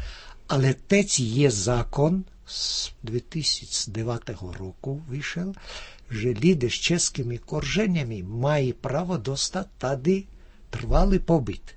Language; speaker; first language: Czech; early bilingual, heritage; Czech